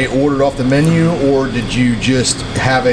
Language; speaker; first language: English; native; English